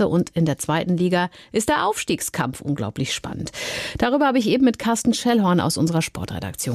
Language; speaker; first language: German; native; German